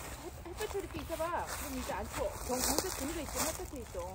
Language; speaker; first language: Korean; native; Korean